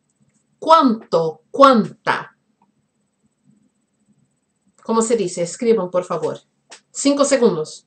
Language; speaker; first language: Spanish; non-native, fluent; Portuguese